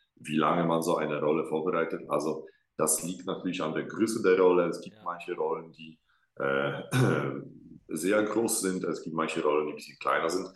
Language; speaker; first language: German; non-native, fluent; Polish